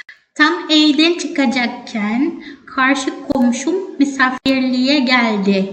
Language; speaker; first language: Turkish; non-native, fluent; Indonesian